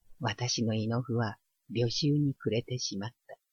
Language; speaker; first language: Japanese; native; Japanese